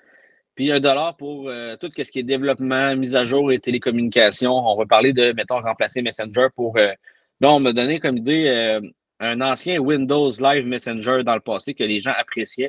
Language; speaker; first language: French; native; French